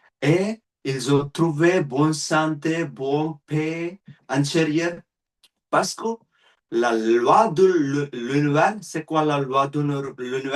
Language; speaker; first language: French; non-native, learner; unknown